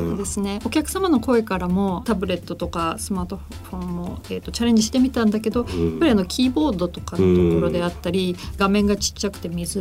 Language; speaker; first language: Japanese; native; Japanese